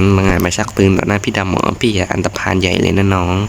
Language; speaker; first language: Thai; native; Thai